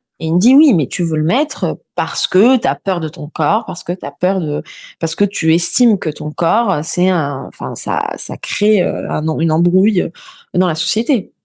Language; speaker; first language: French; non-native, local second language; Arabic